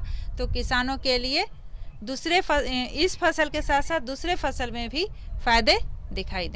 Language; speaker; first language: Hindi; native; Hindi